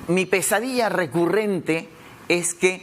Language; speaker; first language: Spanish; native; Spanish